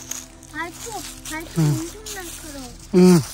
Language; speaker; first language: Korean; early bilingual, other home language; Tibetan